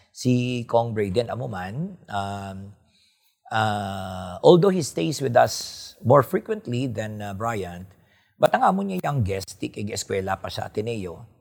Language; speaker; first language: English; non-native, local second language; Hiligaynon